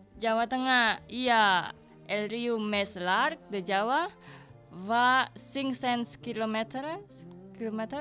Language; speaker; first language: Catalan; non-native, learner; Indonesian